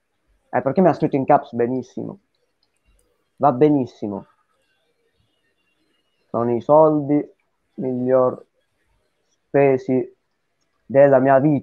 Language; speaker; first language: Italian; native; Italian